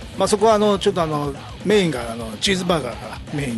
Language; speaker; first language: Japanese; native; Japanese